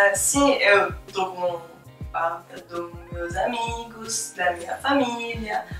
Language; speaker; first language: Portuguese; non-native, fluent; French